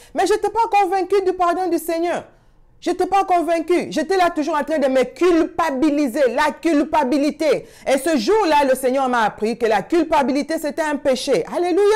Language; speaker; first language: French; non-native, local second language; Swahili